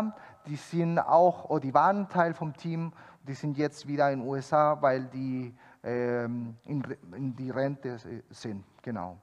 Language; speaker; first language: German; non-native, fluent; Spanish